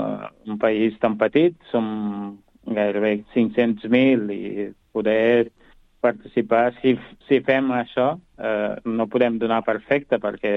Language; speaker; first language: Catalan; non-native, fluent; Kabuverdianu